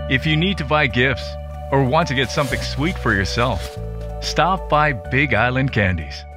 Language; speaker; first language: English; native; English